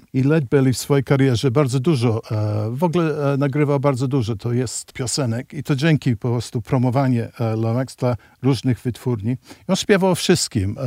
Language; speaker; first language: Polish; early bilingual, heritage; English